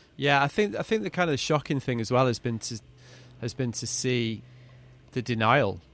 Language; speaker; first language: English; native; English